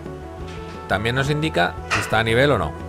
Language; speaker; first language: Spanish; native; Spanish